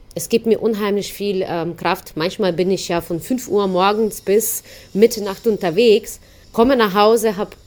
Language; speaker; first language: German; non-native, fluent; Ukrainian